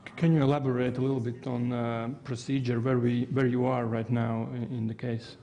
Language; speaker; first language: English; non-native, fluent; Latvian